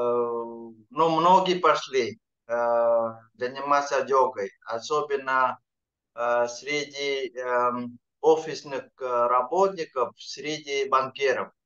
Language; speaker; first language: Russian; non-native, fluent; Vietnamese